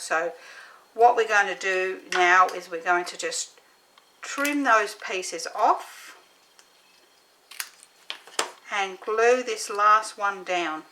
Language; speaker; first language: English; native; English